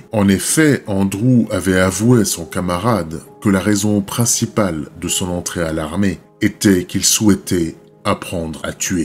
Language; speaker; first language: French; native; French